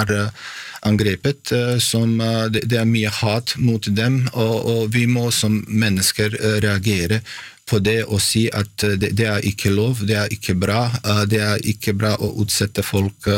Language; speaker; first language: Norwegian; non-native, fluent; Bosnian